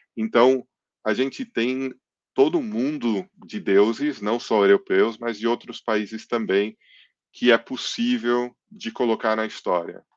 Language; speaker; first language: Portuguese; early bilingual, other home language; English